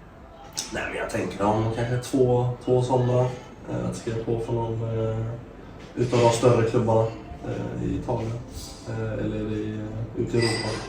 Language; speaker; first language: Swedish; native; Swedish